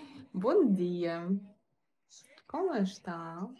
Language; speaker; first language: Portuguese; non-native, learner; Ukrainian